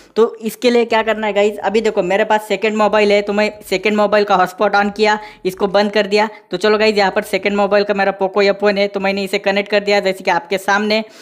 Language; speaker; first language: Hindi; non-native, local second language; Marathi